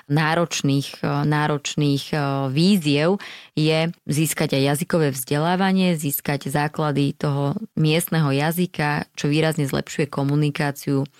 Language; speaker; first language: Slovak; native; Slovak